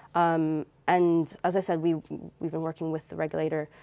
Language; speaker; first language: English; native; English